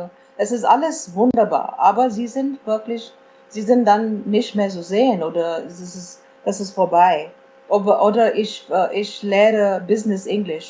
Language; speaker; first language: German; non-native, fluent; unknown